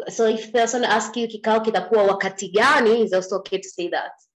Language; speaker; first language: English; non-native, local second language; Swahili